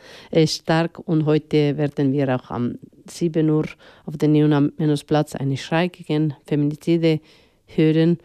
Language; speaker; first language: German; non-native, fluent; Spanish